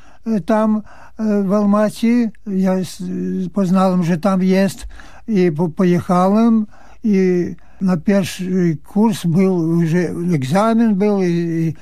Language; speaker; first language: Polish; early bilingual, heritage; Polish